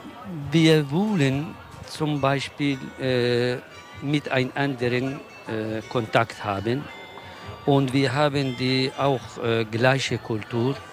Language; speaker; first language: German; non-native, learner; Kurdish